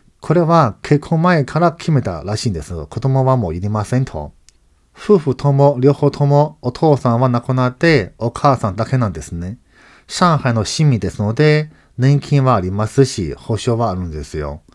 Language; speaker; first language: Japanese; non-native, fluent; Chinese